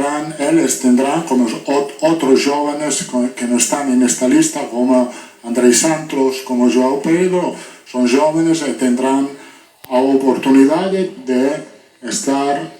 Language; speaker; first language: Spanish; non-native, fluent; Italian